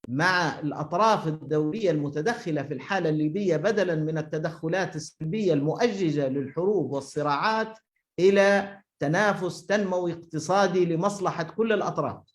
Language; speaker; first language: Arabic; native; Arabic